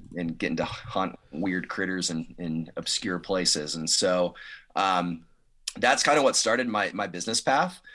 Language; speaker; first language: English; native; English